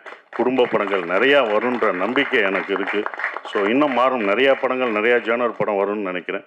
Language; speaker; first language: Tamil; native; Tamil